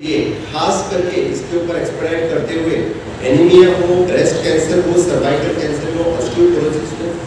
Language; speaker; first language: Hindi; non-native, local second language; Marathi